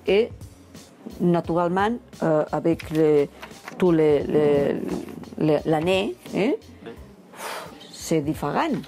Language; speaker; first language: French; non-native, learner; Catalan